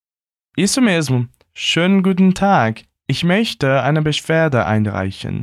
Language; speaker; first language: German; non-native, fluent; Portuguese